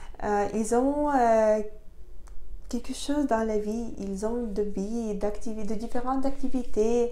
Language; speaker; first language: French; non-native, fluent; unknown